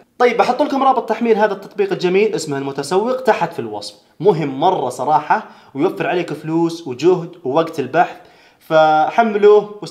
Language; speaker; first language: Arabic; native; Arabic